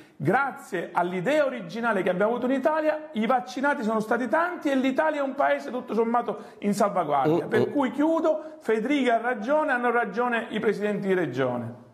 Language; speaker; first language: Italian; native; Italian